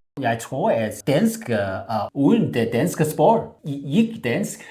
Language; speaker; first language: Danish; non-native, learner; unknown